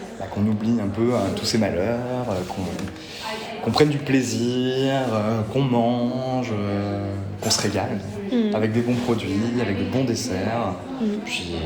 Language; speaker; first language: French; native; French